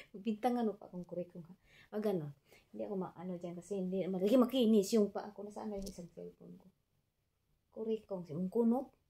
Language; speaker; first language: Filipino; non-native, local second language; Cebuano